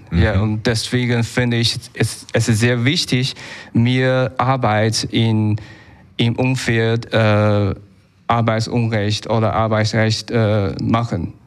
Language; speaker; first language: German; non-native, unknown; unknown